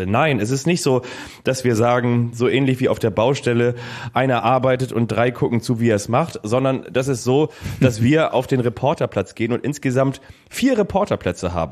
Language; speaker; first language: German; native; German